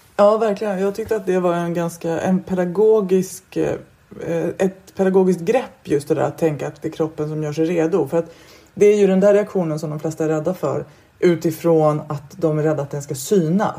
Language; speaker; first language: Swedish; native; Swedish